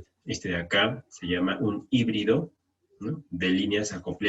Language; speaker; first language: Spanish; native; Spanish